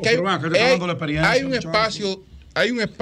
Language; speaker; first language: Spanish; native; Spanish